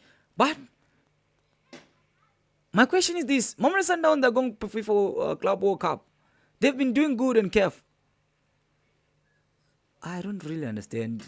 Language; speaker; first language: English; non-native, local second language; Zulu